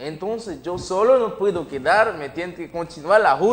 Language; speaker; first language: Spanish; non-native, learner; Haitian Creole